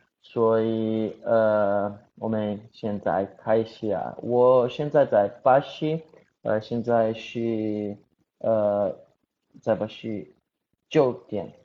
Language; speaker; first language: Chinese; non-native, learner; Portuguese